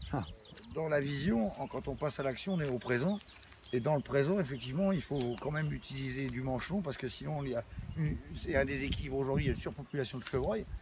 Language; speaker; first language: French; native; French